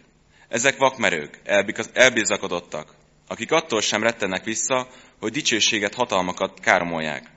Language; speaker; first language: Hungarian; native; Hungarian